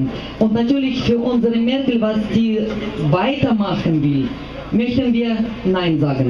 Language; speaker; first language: German; non-native, fluent; Russian